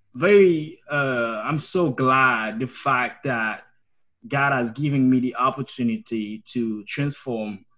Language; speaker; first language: English; non-native, fluent; Haitian Creole